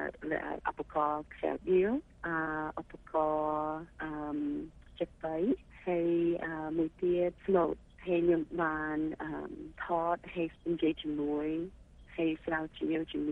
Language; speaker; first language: Khmer; early bilingual, heritage; Khmer